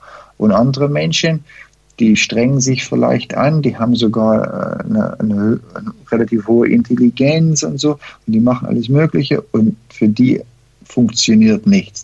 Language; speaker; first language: German; non-native, fluent; English